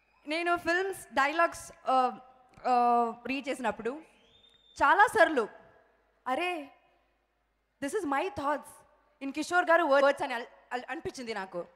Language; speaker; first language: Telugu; non-native, local second language; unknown